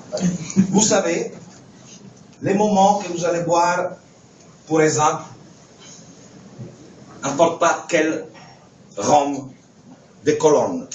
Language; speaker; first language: French; non-native, fluent; Italian